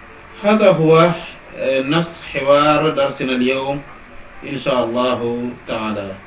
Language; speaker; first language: Arabic; non-native, fluent; Wolof